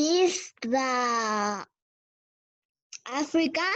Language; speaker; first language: English; non-native, learner; Spanish